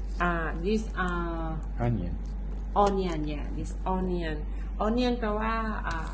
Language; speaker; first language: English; non-native, learner; Thai